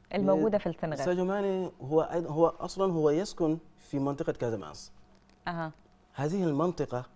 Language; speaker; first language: Arabic; non-native, fluent; Wolof